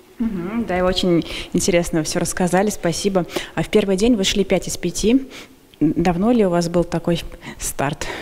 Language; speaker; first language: Russian; native; Russian